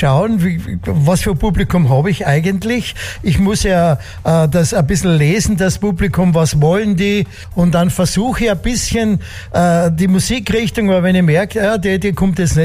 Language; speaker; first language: German; native; German